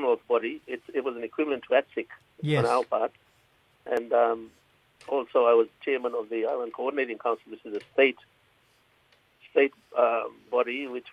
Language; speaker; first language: English; native; English